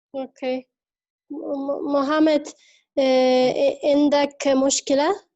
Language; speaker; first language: Arabic; non-native, learner; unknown